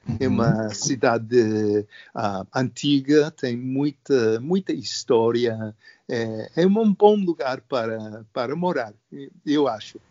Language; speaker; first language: Portuguese; non-native, learner; English